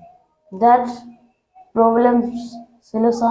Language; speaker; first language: English; non-native, learner; Hindi